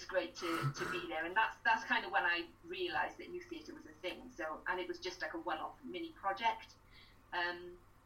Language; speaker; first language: English; native; English